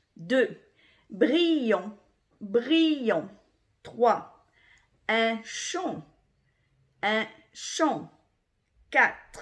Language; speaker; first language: French; native; French